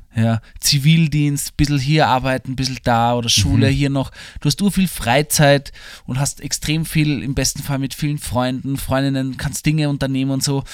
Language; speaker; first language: German; native; German